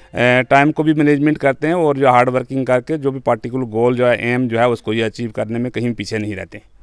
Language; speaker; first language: Hindi; non-native, local second language; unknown